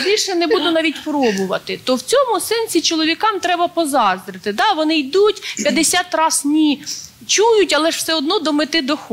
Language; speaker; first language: Ukrainian; native; Ukrainian